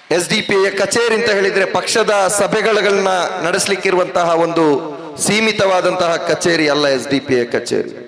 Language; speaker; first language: Kannada; non-native, local second language; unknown